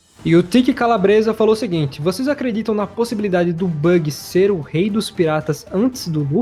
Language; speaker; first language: Portuguese; native; Portuguese